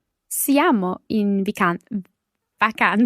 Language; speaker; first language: Italian; non-native, learner; English